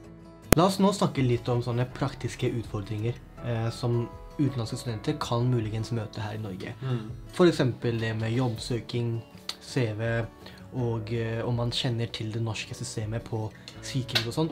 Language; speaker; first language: Norwegian; native; Norwegian